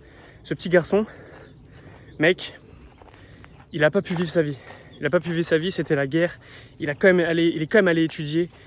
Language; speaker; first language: French; native; French